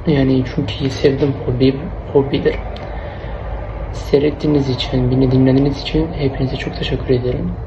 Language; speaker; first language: Turkish; non-native, learner; Uzbek